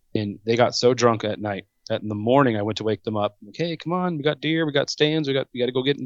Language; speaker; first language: English; native; English